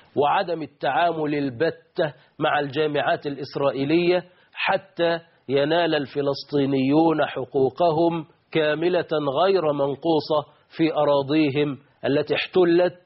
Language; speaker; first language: Arabic; native; Arabic